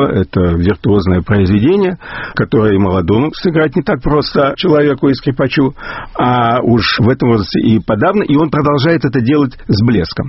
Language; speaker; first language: Russian; native; Russian